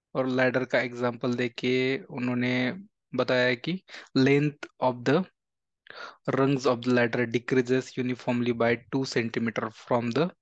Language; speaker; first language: Hindi; non-native, local second language; Marathi